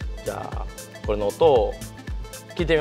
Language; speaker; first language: Japanese; native; Japanese